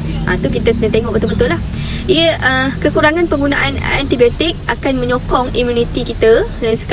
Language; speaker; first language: Malay; native; Malay